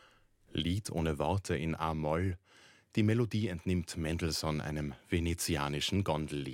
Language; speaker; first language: German; native; German